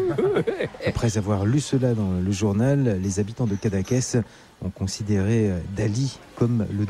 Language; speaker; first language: French; native; French